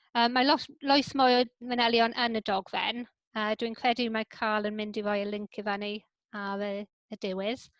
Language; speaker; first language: Welsh; non-native, local second language; English